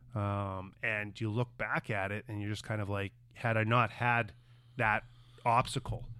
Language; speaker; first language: English; native; English